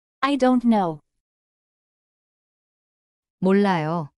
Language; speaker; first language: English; non-native, fluent; Korean